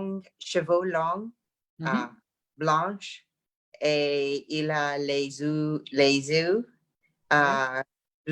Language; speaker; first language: French; non-native, learner; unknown